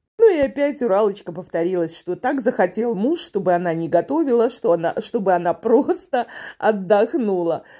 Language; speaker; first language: Russian; native; Russian